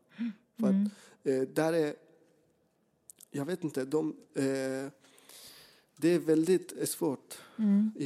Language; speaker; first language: Swedish; non-native, fluent; Persian